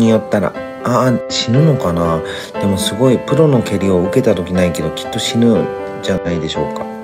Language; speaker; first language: Japanese; native; Japanese